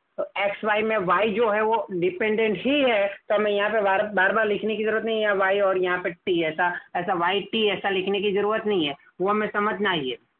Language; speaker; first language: Hindi; non-native, local second language; Gujarati